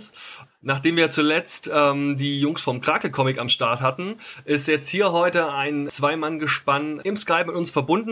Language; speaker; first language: German; native; German